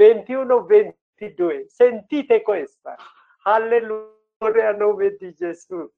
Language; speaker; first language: Italian; non-native, learner; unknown